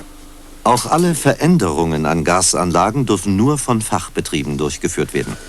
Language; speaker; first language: German; native; German